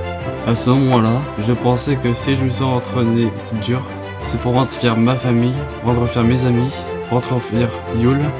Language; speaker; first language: French; native; French